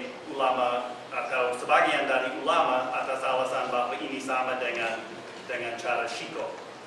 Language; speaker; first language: Indonesian; non-native, fluent; English